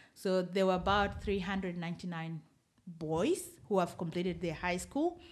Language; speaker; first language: English; non-native, fluent; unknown